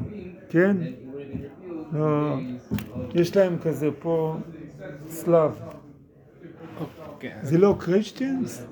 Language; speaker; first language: Hebrew; non-native, fluent; English